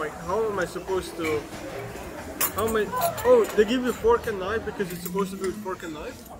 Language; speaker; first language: English; non-native, fluent; Slovenian